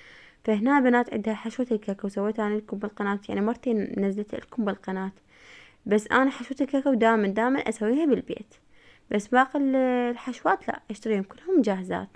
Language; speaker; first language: Arabic; native; Arabic